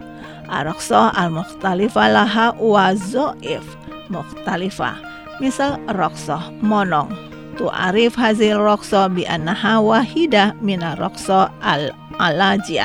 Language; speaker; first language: Arabic; non-native, fluent; Indonesian